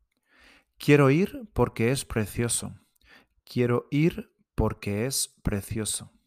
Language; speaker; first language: Spanish; non-native, fluent; English